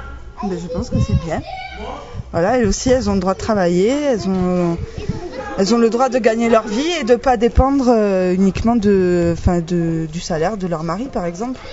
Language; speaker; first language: French; native; French